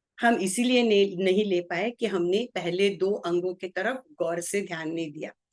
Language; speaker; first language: Hindi; non-native, local second language; Marathi